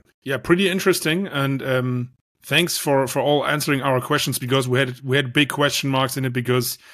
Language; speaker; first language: English; non-native, fluent; German